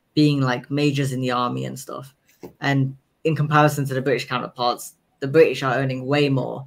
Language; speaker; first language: English; native; English